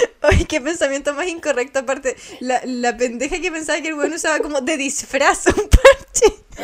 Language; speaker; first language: Spanish; native; Spanish